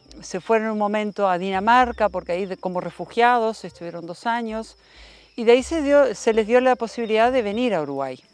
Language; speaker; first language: Spanish; early bilingual, other home language; German